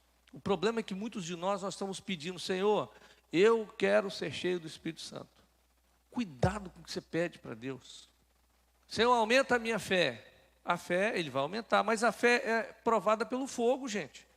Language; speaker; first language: Portuguese; native; Portuguese